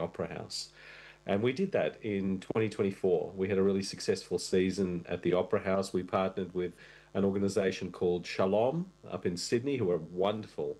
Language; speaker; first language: English; non-native, fluent; Russian